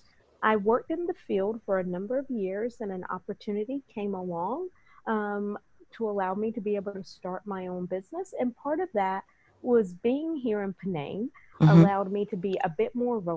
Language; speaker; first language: English; native; English